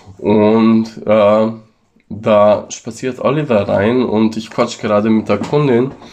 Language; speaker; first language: German; non-native, local second language; Ladin